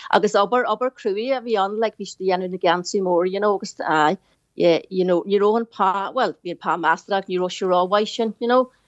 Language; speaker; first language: Irish; native; Irish